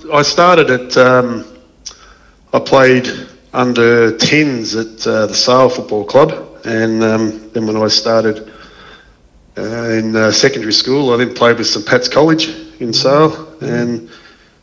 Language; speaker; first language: English; native; English